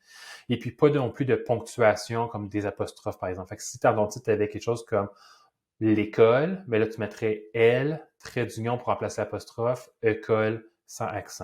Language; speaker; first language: French; native; French